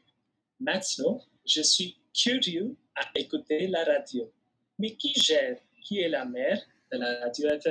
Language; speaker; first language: French; non-native, fluent; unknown